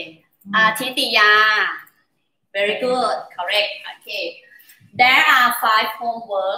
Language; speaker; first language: English; non-native, learner; Thai